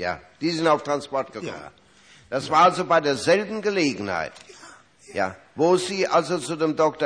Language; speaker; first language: German; native; German